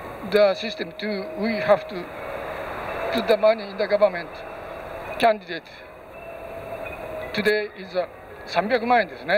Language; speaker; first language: English; non-native, learner; Japanese